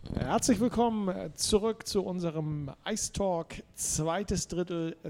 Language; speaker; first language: German; native; German